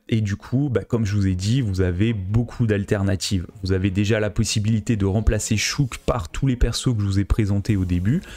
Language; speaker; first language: French; native; French